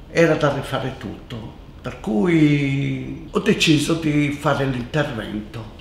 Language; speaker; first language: Italian; native; Italian